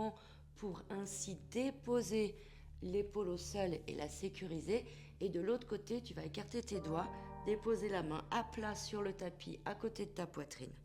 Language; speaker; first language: French; native; French